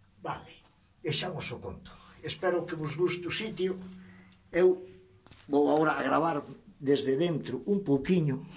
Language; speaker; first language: Galician; native; Galician